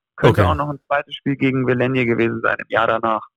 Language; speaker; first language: German; native; German